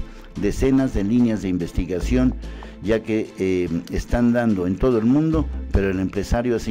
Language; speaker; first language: Spanish; native; Spanish